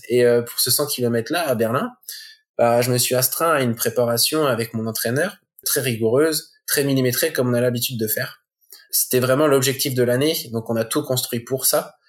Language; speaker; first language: French; native; French